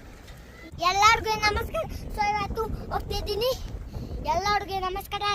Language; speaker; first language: Kannada; non-native, learner; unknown